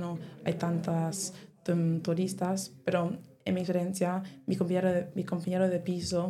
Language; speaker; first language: Spanish; non-native, learner; English